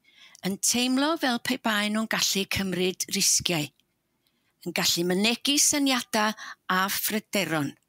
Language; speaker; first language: Welsh; native; Welsh